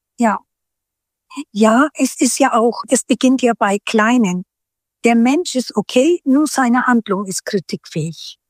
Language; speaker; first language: German; early bilingual, other home language; Turkish